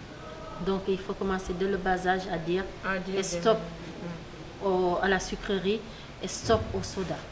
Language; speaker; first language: French; native; French